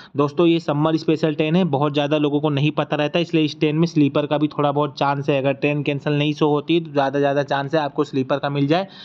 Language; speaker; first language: Hindi; native; Hindi